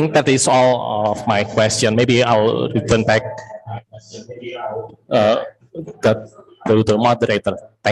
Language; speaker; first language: English; non-native, learner; Indonesian